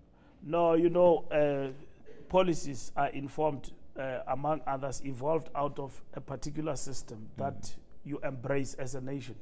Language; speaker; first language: English; non-native, local second language; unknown